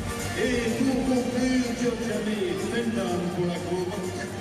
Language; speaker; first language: French; native; French